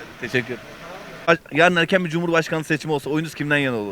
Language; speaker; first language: Turkish; native; Turkish